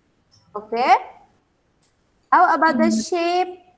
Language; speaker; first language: English; non-native, fluent; Indonesian